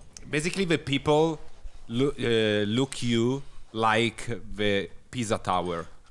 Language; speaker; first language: English; non-native, learner; Italian